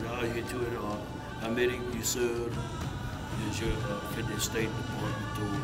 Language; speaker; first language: French; non-native, local second language; English